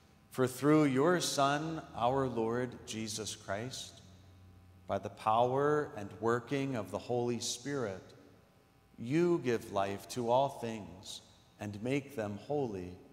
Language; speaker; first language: English; native; English